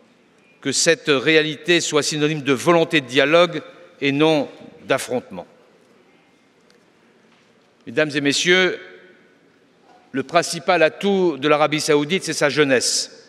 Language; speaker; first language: French; native; French